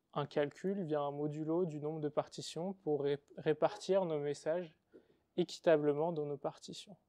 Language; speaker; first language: French; native; French